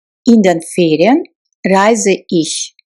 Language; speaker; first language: German; non-native, fluent; Russian